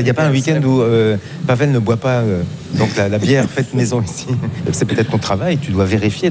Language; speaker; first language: French; native; French